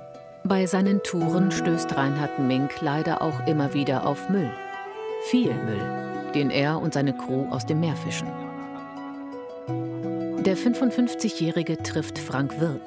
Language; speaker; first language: German; native; German